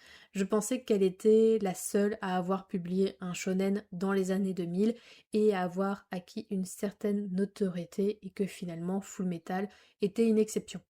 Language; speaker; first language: French; native; French